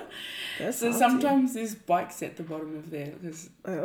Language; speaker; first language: English; native; English